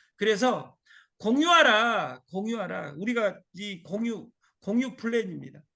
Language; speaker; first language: Korean; native; Korean